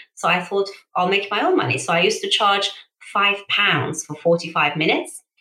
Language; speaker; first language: English; early bilingual, other home language; Persian